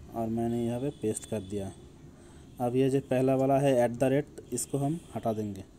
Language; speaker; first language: Hindi; non-native, local second language; Bangla